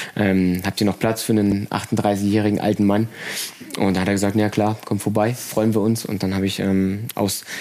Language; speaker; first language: German; native; German